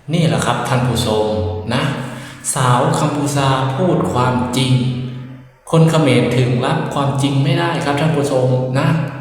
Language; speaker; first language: Thai; native; Thai